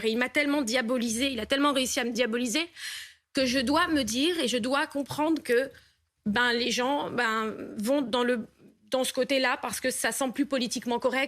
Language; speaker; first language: French; native; French